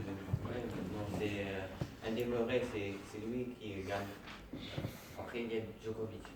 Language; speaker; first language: French; non-native, fluent; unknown